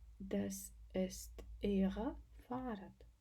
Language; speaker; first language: German; non-native, fluent; Ukrainian